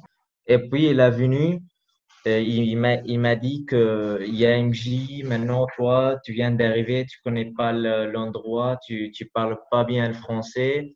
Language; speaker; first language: French; non-native, learner; Arabic